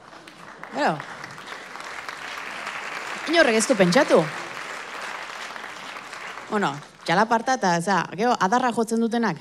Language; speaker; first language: Basque; native; Basque